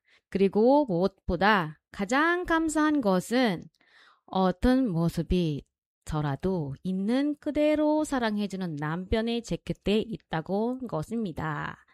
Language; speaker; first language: Korean; non-native, learner; Filipino